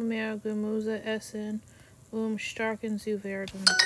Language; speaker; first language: German; non-native, learner; English